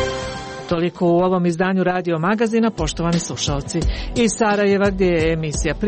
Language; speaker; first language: Croatian; native; Croatian